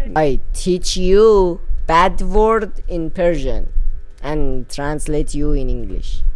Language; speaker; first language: English; non-native, learner; Persian